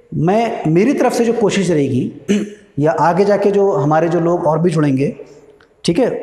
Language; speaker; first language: Hindi; native; Hindi